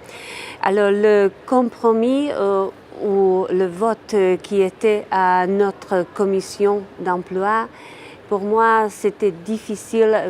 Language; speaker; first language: French; non-native, fluent; Czech